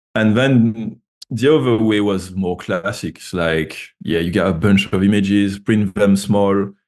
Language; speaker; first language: English; non-native, fluent; French